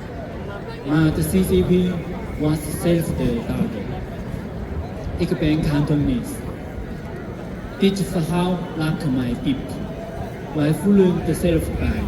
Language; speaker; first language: Dutch; non-native, fluent; Cantonese